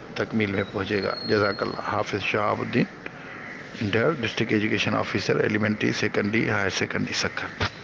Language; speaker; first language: Urdu; non-native, local second language; Sindhi